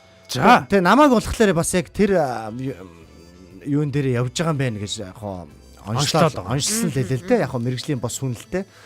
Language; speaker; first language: Mongolian; native; Mongolian